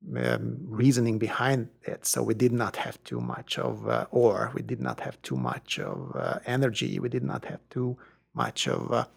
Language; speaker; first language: English; non-native, fluent; Hungarian